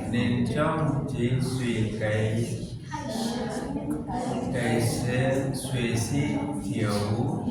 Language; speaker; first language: Chinese; non-native, learner; Indonesian